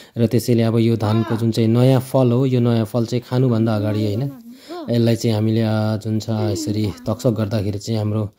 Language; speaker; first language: Nepali; non-native, local second language; Limbu